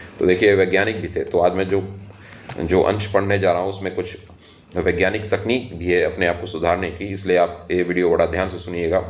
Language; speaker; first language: Hindi; native; Hindi